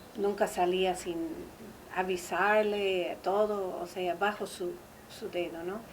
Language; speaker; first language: Spanish; non-native, fluent; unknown